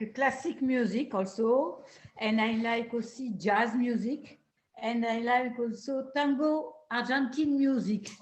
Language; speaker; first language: English; non-native, learner; French